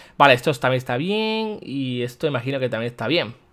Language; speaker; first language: Spanish; native; Spanish